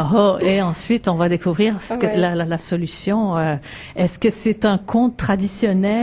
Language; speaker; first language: French; native; French